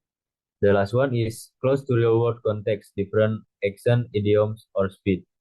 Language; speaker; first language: English; non-native, fluent; Indonesian